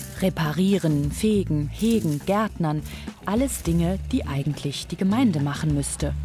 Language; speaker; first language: German; native; German